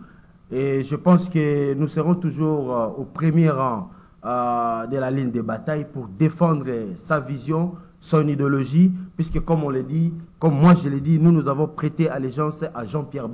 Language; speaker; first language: French; non-native, local second language; Lingala